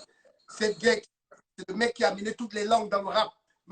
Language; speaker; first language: French; native; French